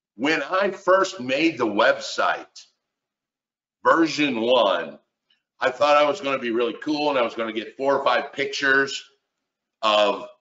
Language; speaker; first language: English; native; English